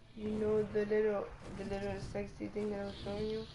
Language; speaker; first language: English; early bilingual, other home language; Spanish